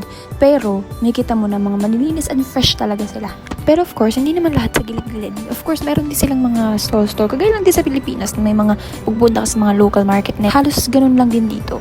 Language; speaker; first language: Filipino; native; Filipino